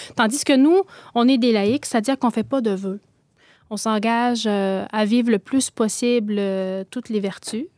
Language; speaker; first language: French; native; French